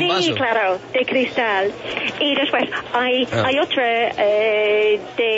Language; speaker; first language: Spanish; non-native, learner; English